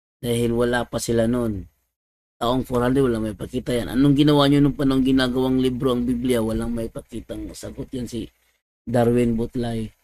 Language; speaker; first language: Filipino; non-native, local second language; Cebuano